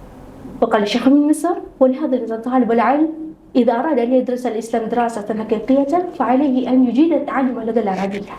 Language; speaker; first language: Arabic; non-native, learner; Indonesian